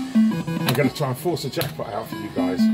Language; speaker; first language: English; native; English